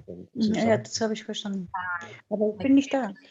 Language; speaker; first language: German; non-native, fluent; Polish